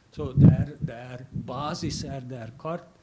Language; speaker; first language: Norwegian; non-native, fluent; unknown